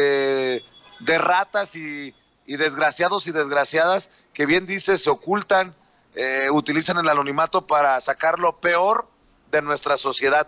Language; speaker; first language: Spanish; native; Spanish